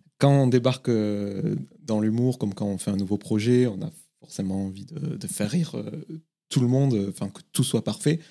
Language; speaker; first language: French; native; French